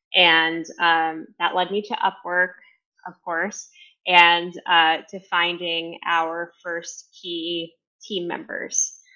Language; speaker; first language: English; native; English